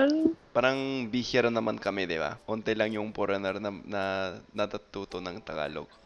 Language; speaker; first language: Filipino; non-native, fluent; English